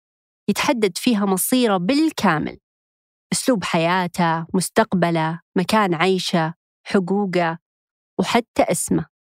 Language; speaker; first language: Arabic; native; Arabic